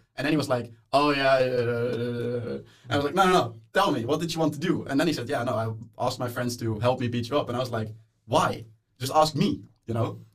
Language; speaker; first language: English; non-native, fluent; Dutch